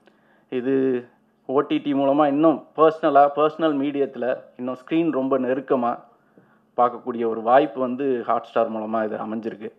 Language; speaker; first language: Tamil; native; Tamil